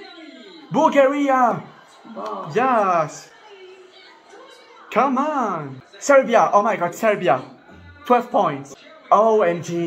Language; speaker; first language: English; non-native, fluent; French